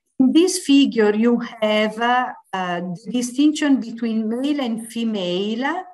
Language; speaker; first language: English; non-native, fluent; Italian